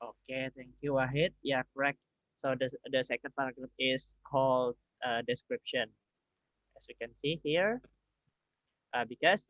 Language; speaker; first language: English; non-native, learner; Indonesian